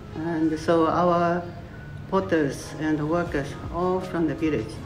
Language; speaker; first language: English; non-native, fluent; Japanese